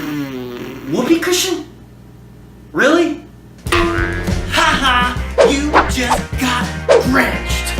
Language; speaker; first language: English; native; English